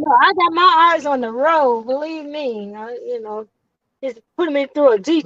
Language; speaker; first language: English; native; English